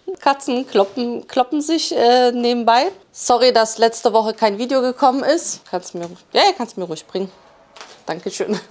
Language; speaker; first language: German; early bilingual, other home language; Polish